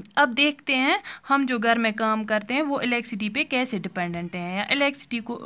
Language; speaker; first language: Hindi; non-native, local second language; Kashmiri